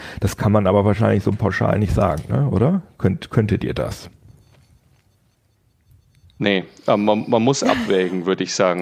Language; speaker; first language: German; native; German